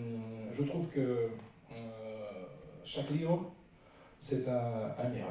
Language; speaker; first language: French; non-native, fluent; Russian